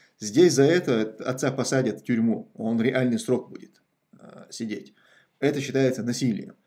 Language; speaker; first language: Russian; non-native, local second language; Chechen